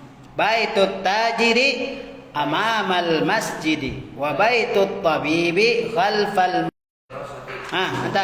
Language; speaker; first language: Arabic; non-native, fluent; Indonesian